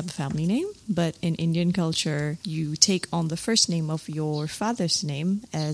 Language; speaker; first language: English; native; English